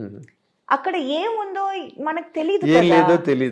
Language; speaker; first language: Telugu; non-native, local second language; Tamil